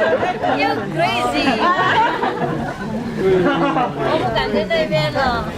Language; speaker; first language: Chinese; non-native, fluent; Vietnamese